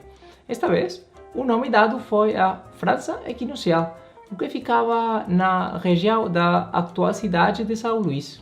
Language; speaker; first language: Portuguese; non-native, learner; Spanish